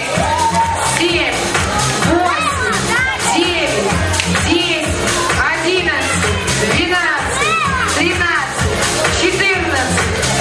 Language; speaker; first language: Russian; native; Russian